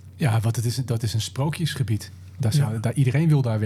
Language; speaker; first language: Dutch; native; Dutch